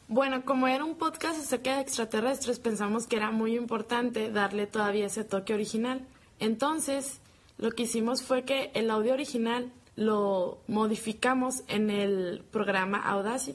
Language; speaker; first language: Spanish; native; Spanish